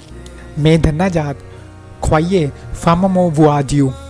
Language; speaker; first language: French; non-native, learner; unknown